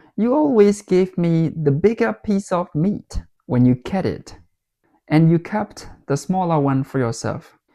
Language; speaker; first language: English; non-native, fluent; Burmese